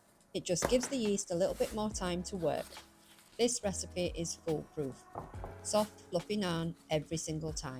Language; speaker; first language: English; native; English